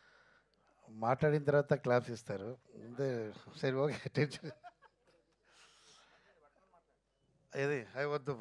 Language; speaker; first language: Telugu; non-native, fluent; Tamil